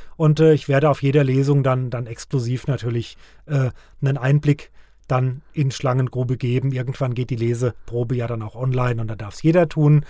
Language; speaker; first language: German; native; German